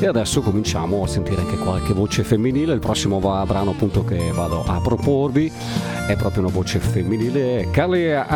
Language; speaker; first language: Italian; native; Italian